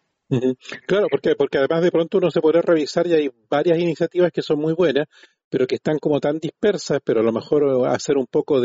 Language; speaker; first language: Spanish; native; Spanish